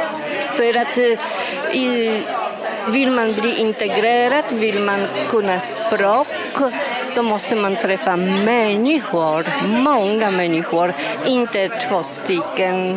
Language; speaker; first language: Swedish; non-native, fluent; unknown